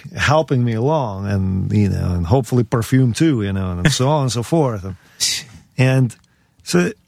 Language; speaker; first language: English; non-native, fluent; Russian